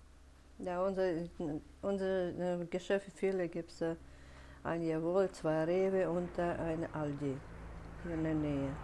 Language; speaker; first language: German; non-native, learner; Russian